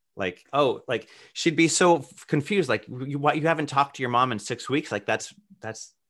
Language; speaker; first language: English; native; English